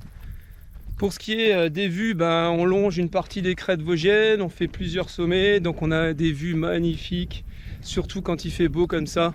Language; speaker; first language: French; native; French